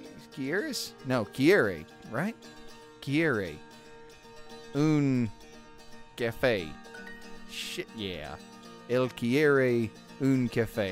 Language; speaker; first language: Spanish; non-native, learner; English